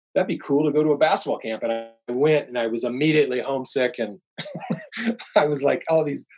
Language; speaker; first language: English; native; English